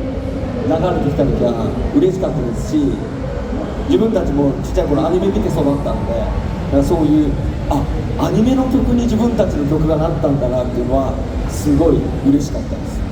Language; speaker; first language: Japanese; native; Japanese